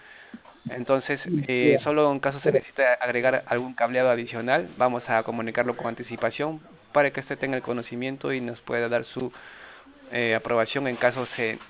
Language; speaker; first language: Spanish; native; Spanish